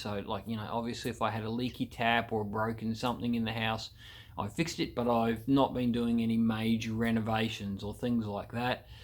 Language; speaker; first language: English; native; English